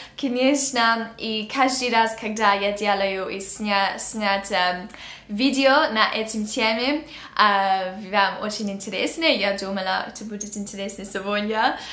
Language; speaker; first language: Russian; early bilingual, other home language; English